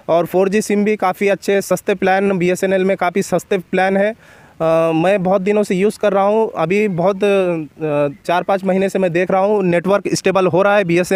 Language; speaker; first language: Hindi; non-native, local second language; Marathi